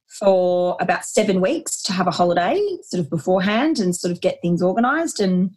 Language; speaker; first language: English; native; English